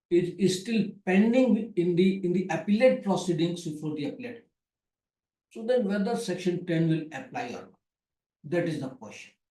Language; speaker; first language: English; non-native, local second language; Hindi